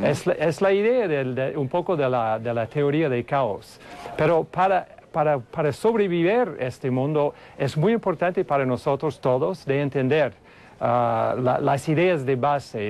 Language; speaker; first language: Spanish; non-native, fluent; English